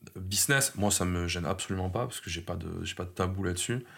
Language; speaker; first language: French; native; French